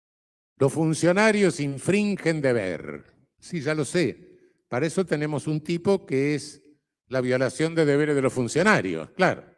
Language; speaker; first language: Spanish; native; Spanish